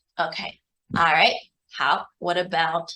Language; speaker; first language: English; non-native, fluent; Chinese